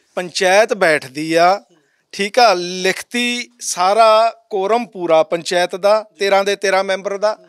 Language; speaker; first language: Punjabi; native; Punjabi